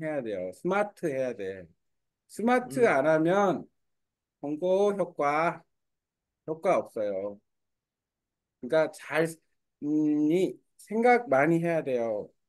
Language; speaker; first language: Korean; non-native, learner; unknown